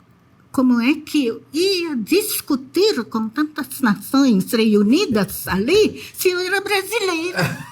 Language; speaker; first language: Portuguese; non-native, fluent; Indonesian